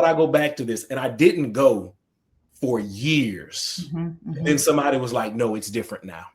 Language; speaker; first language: English; native; English